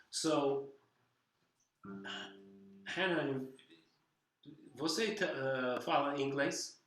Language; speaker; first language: Portuguese; non-native, learner; English